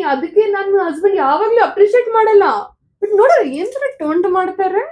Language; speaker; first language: Kannada; non-native, learner; Marathi